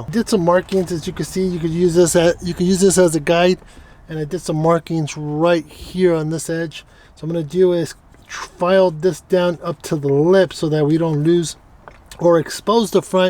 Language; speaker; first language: English; native; English